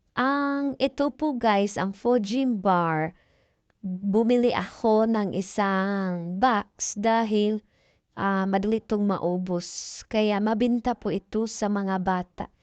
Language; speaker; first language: Filipino; non-native, local second language; Cebuano